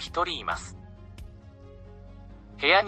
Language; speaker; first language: Japanese; non-native, learner; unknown